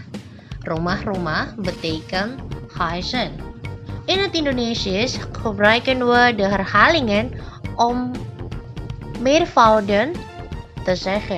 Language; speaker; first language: Dutch; non-native, fluent; Indonesian